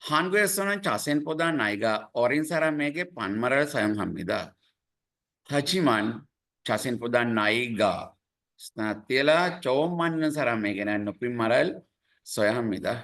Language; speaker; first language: Korean; non-native, fluent; Sinhala